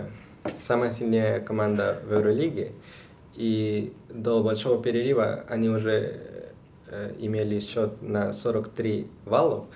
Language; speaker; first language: Russian; non-native, fluent; Spanish